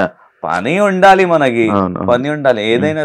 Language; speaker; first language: Telugu; non-native, learner; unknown